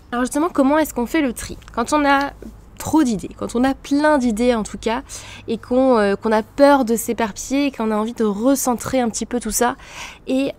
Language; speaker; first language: French; native; French